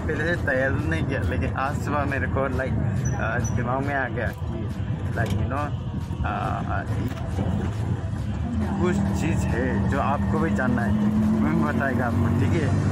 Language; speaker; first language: Hindi; non-native, local second language; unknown